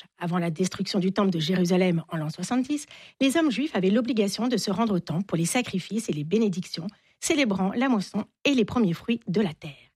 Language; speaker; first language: French; native; French